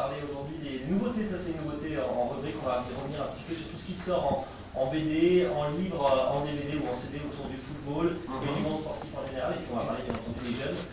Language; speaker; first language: French; native; French